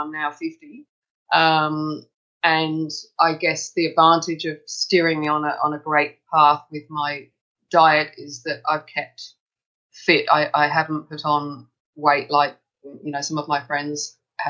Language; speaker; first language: English; native; English